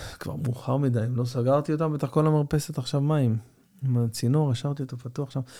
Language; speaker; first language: Hebrew; native; Hebrew